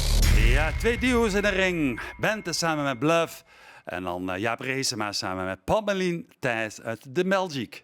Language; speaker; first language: Dutch; native; Dutch